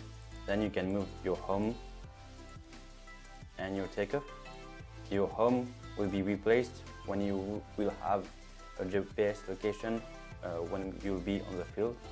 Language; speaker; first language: English; non-native, fluent; French